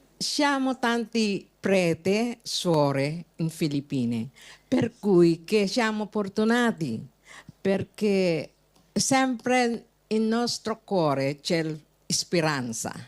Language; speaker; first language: Italian; non-native, learner; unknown